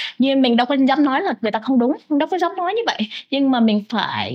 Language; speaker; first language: Vietnamese; early bilingual, heritage; Vietnamese